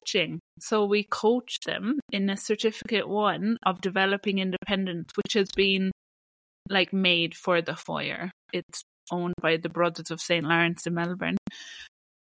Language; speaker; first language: English; native; English